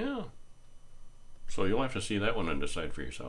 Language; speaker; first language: English; native; English